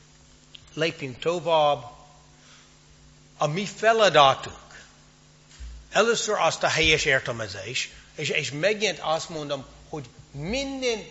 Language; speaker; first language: Hungarian; non-native, fluent; English